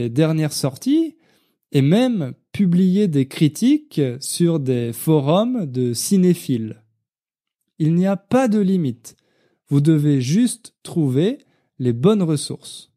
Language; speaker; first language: French; native; French